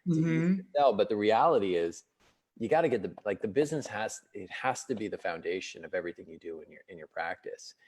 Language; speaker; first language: English; native; English